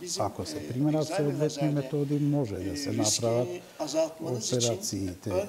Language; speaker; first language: Macedonian; non-native, local second language; Turkish